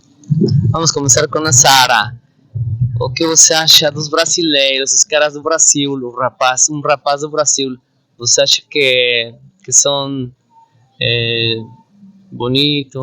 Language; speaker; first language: Portuguese; non-native, fluent; Spanish